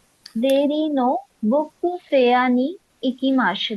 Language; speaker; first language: Japanese; non-native, learner; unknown